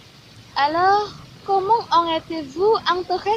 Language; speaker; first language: French; non-native, learner; Indonesian